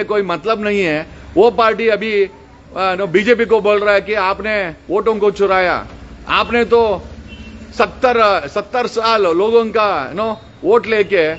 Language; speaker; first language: Hindi; non-native, local second language; Kannada